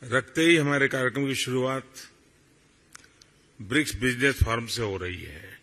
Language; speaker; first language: Hindi; non-native, local second language; Gujarati